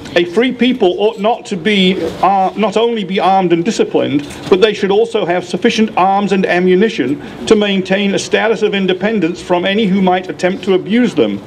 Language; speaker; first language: English; native; English